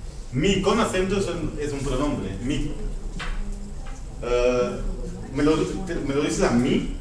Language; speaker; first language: Spanish; non-native, fluent; Dutch